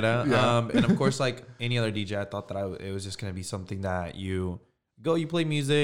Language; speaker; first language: English; native; English